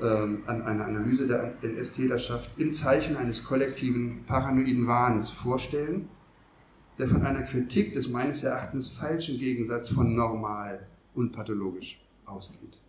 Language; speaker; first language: German; native; German